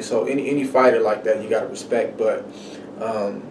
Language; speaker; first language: English; native; English